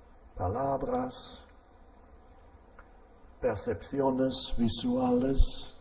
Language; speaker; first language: Spanish; non-native, fluent; German